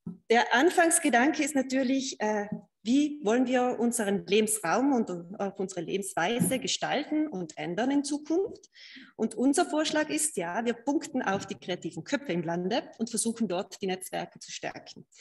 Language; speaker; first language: German; native; German